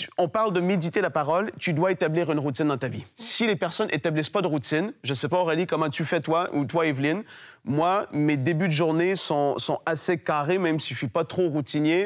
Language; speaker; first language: French; native; French